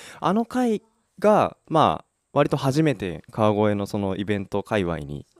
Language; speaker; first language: Japanese; native; Japanese